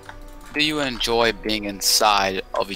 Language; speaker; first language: English; native; English